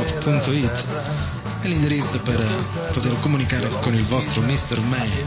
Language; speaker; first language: Italian; native; Italian